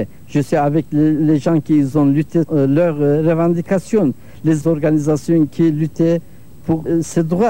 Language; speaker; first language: French; non-native, learner; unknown